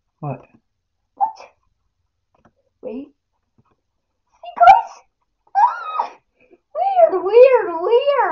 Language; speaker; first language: English; native; English